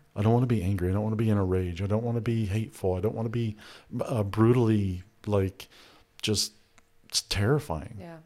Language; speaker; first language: English; native; English